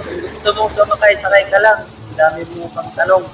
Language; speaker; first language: Filipino; native; Filipino